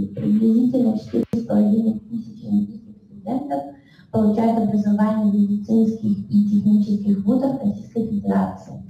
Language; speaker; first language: Russian; native; Russian